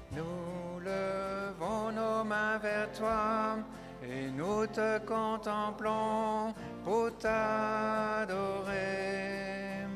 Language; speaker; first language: French; native; French